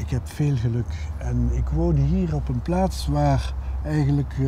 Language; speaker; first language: Dutch; non-native, local second language; French